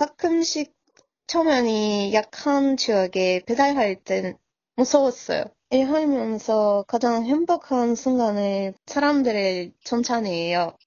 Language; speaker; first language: Korean; non-native, learner; Russian